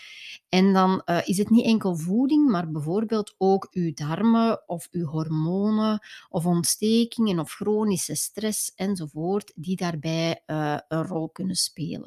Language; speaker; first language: Dutch; native; Dutch